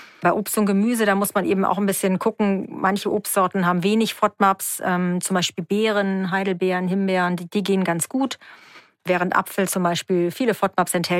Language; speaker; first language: German; native; German